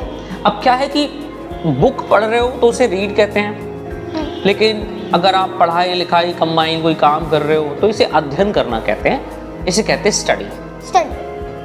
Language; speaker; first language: Hindi; native; Hindi